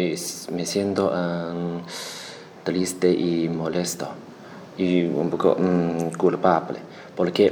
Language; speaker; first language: Spanish; non-native, learner; Chinese